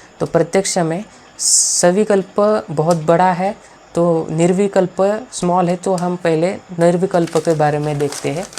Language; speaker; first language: Hindi; non-native, local second language; Marathi